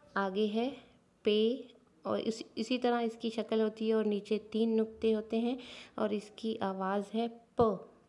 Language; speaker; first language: Urdu; native; Urdu